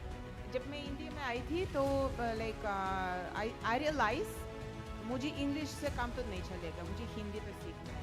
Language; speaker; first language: Hindi; non-native, fluent; Russian